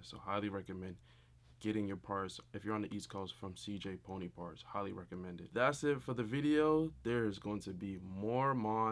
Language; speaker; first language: English; native; English